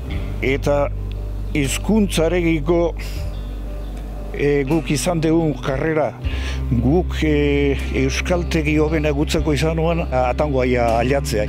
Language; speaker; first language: Basque; early bilingual, other home language; Spanish